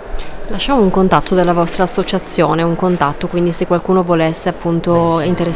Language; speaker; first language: Italian; native; Italian